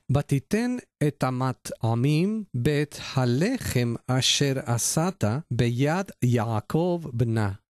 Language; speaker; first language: Hebrew; non-native, learner; Spanish